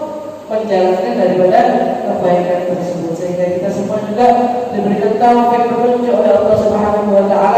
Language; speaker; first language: Indonesian; native; Indonesian